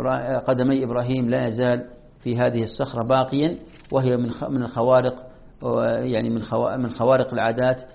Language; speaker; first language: Arabic; native; Arabic